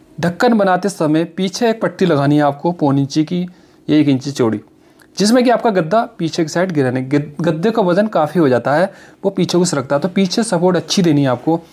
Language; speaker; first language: Hindi; native; Hindi